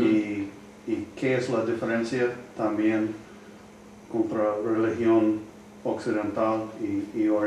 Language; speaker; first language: Spanish; non-native, learner; English